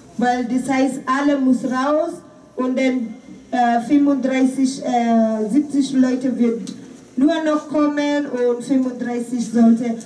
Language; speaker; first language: German; non-native, fluent; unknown